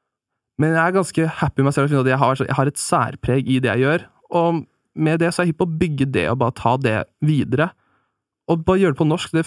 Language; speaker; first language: Norwegian; native; Norwegian